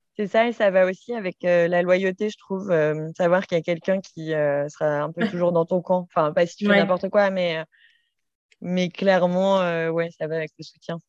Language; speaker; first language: French; native; French